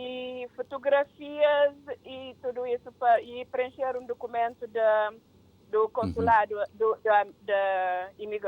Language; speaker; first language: Portuguese; early bilingual, heritage; Portuguese